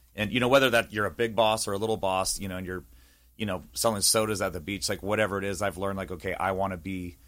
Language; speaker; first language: English; native; English